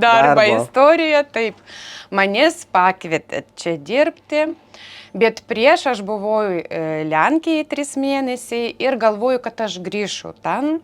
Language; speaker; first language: Lithuanian; non-native, learner; Ukrainian